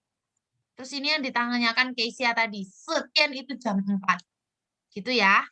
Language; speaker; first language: Indonesian; native; Indonesian